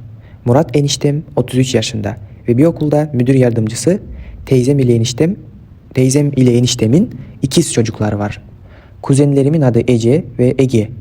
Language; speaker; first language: Turkish; non-native, fluent; Kyrgyz